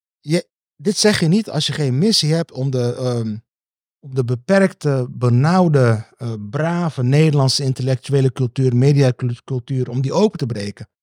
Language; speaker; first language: Dutch; early bilingual, other home language; Turkish